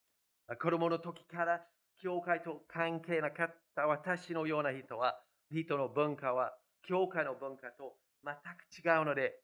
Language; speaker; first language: Japanese; non-native, fluent; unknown